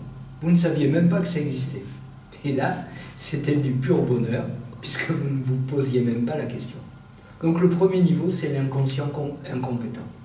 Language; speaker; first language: French; native; French